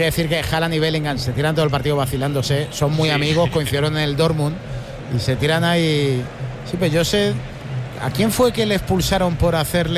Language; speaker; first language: Spanish; native; Spanish